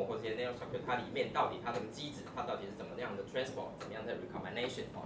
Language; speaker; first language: Chinese; native; Chinese